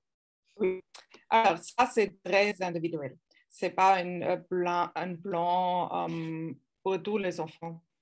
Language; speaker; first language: French; non-native, fluent; German